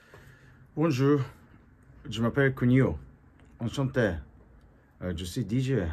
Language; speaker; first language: French; non-native, learner; Japanese